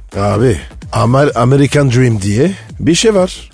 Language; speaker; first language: Turkish; non-native, fluent; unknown